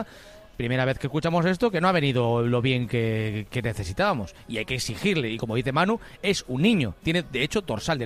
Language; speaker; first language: Spanish; native; Spanish